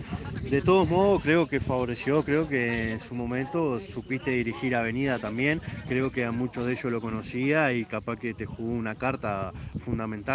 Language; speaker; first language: Spanish; native; Spanish